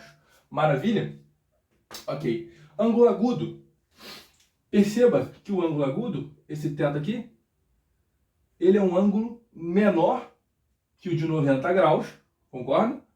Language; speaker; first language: Portuguese; native; Portuguese